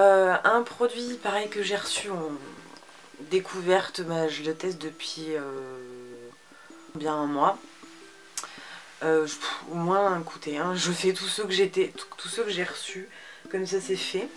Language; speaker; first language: French; native; French